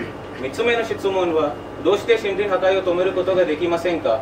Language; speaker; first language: Japanese; non-native, learner; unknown